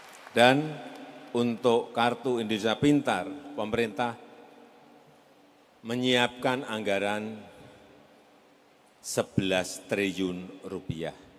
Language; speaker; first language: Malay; non-native, local second language; Javanese